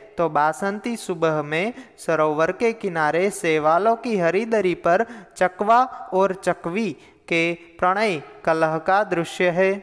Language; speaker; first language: Hindi; non-native, local second language; Gujarati